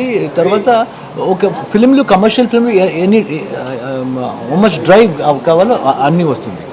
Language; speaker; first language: Telugu; non-native, learner; Kannada